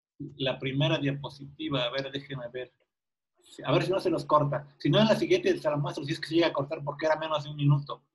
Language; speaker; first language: Spanish; native; Spanish